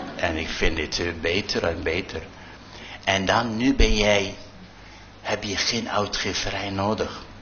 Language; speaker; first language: Dutch; non-native, fluent; Arabic